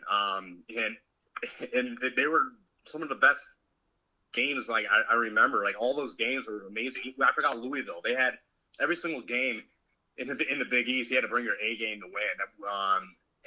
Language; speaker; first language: English; native; English